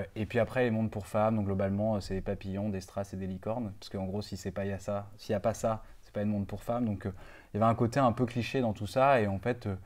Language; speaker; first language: French; native; French